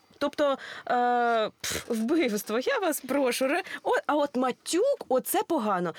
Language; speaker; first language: Ukrainian; non-native, local second language; Russian